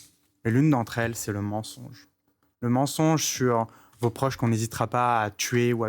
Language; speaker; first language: French; native; French